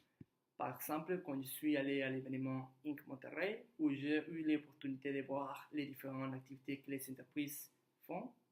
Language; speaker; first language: French; non-native, learner; Spanish